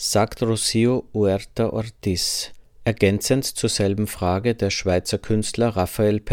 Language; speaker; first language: German; native; German